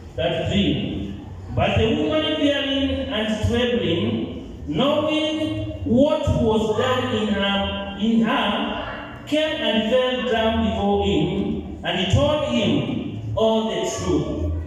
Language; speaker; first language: English; non-native, local second language; Swahili